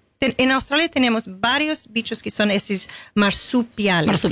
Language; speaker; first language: Spanish; non-native, fluent; English